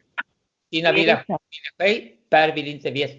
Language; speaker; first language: Swedish; non-native, fluent; Spanish